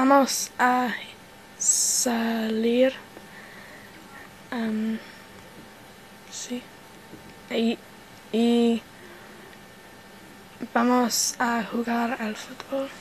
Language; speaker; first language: Spanish; non-native, learner; English